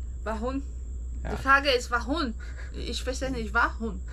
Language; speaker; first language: German; non-native, learner; Portuguese